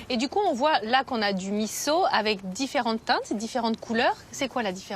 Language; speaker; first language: French; native; French